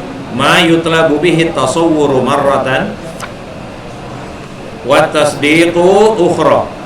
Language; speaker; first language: Arabic; non-native, fluent; Indonesian